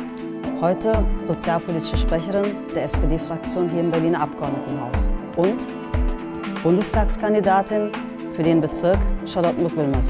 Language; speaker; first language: German; early bilingual, other home language; Turkish